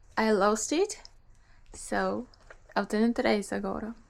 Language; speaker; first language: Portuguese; non-native, learner; Japanese